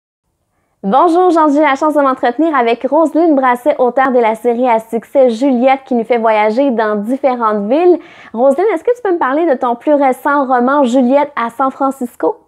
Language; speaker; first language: French; native; French